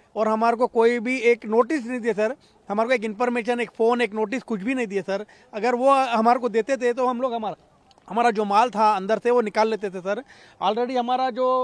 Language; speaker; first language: Hindi; non-native, local second language; Urdu